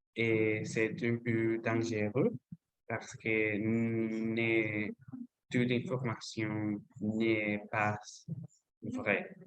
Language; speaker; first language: French; non-native, learner; Spanish